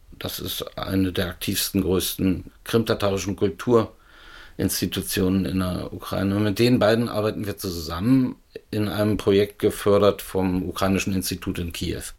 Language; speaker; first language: German; native; German